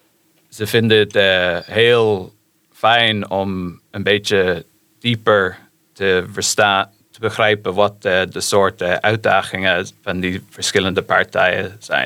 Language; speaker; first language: Dutch; non-native, fluent; English